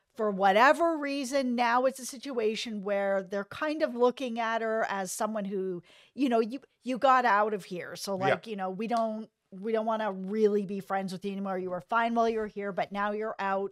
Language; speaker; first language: English; native; English